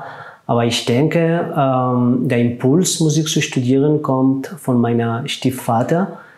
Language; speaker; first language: German; non-native, fluent; Catalan